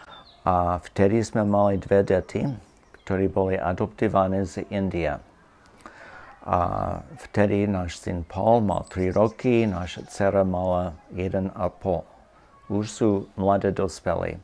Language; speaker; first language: Slovak; non-native, fluent; English